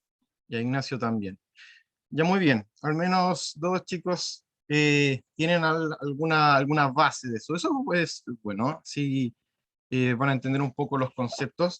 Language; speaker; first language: Spanish; native; Spanish